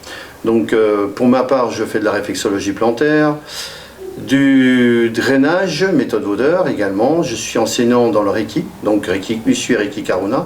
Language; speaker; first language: French; native; French